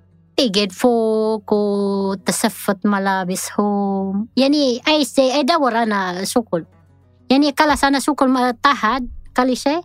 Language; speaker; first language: Arabic; non-native, learner; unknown